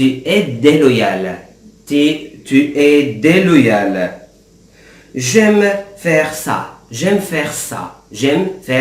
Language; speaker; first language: French; non-native, fluent; Arabic